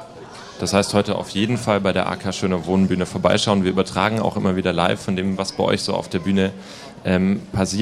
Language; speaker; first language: German; native; German